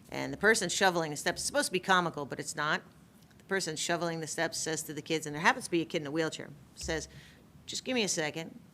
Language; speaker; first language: English; native; English